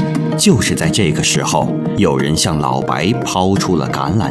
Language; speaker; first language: Chinese; native; Chinese